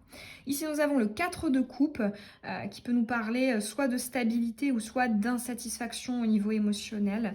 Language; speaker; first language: French; native; French